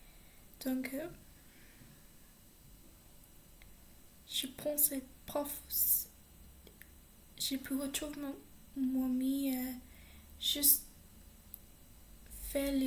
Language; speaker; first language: French; non-native, learner; English